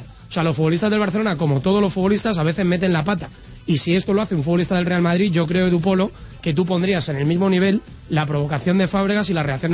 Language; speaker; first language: Spanish; native; Spanish